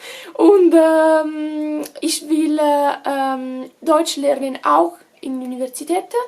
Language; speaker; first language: German; non-native, learner; Italian